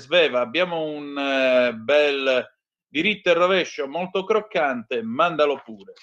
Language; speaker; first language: Italian; native; Italian